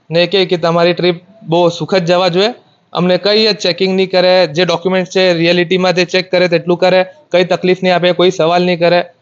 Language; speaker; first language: Gujarati; non-native, local second language; Marathi